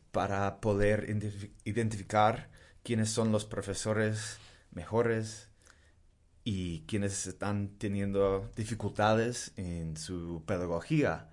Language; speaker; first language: Spanish; non-native, fluent; English